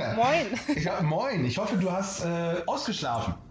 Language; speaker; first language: German; native; German